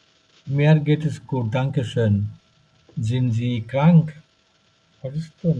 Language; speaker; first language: German; non-native, fluent; Bangla